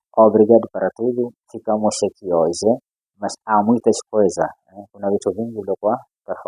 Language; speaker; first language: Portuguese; non-native, learner; Swahili